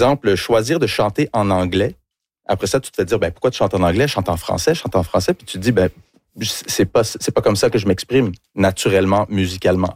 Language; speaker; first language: French; early bilingual, other home language; English